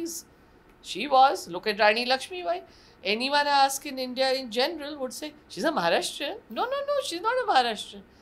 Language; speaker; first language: English; non-native, local second language; Marathi